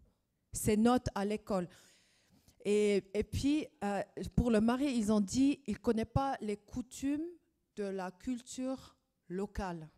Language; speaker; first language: French; non-native, fluent; German